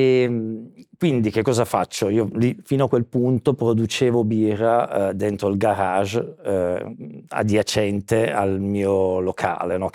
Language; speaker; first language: Italian; native; Italian